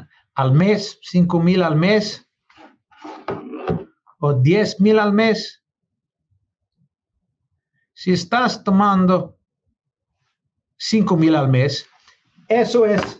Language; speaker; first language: Spanish; non-native, learner; English